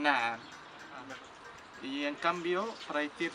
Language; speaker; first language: Spanish; non-native, local second language; Arabic